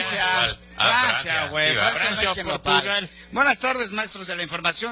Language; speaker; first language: Spanish; native; Spanish